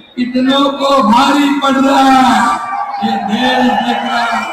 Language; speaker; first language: Hindi; non-native, local second language; Marathi